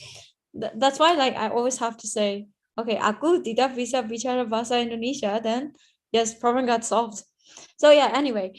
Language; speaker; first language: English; non-native, fluent; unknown